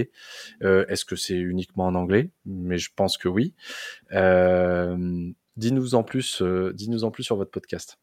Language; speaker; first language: French; native; French